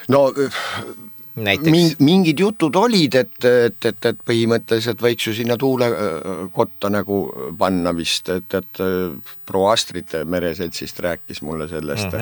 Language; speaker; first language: Estonian; native; Estonian